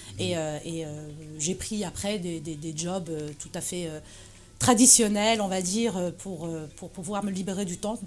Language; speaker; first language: French; early bilingual, other home language; Arabic